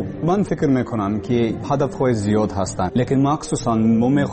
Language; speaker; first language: Persian; non-native, learner; English